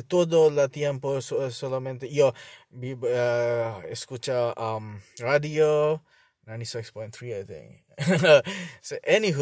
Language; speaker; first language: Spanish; non-native, learner; Bangla